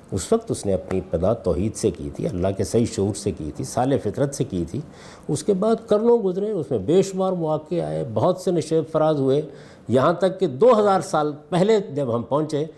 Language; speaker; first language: Urdu; non-native, local second language; Punjabi